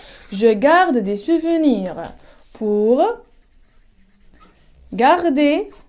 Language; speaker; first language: French; non-native, local second language; Arabic